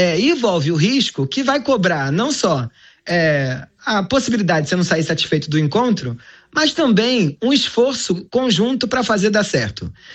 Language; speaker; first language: Portuguese; native; Portuguese